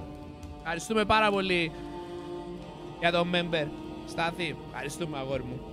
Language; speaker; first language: Greek; native; Greek